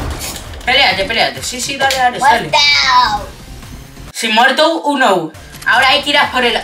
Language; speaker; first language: Spanish; native; Spanish